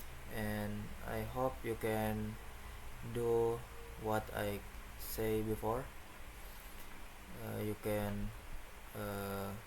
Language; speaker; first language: English; non-native, learner; Indonesian